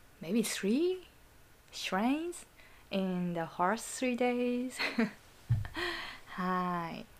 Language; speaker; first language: English; non-native, learner; Japanese